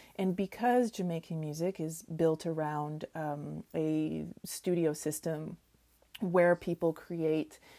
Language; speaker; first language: English; native; English